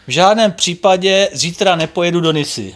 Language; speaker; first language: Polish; non-native, learner; Czech